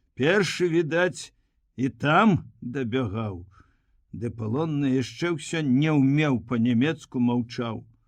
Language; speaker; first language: Belarusian; native; Belarusian